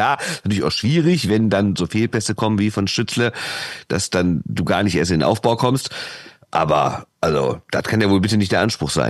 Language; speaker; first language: German; native; German